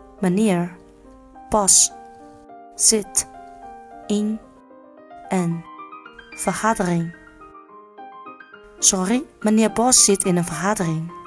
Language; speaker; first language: Dutch; non-native, learner; Chinese